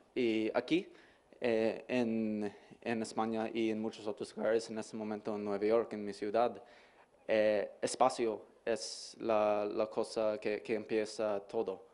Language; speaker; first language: Spanish; non-native, learner; English